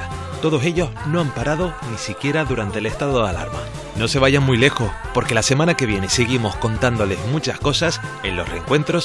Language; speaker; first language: Spanish; native; Spanish